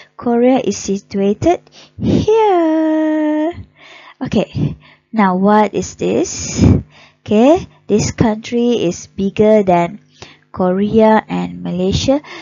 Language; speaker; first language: English; non-native, local second language; Malay